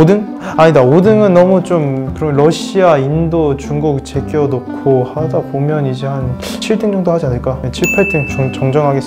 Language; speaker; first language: Korean; native; Korean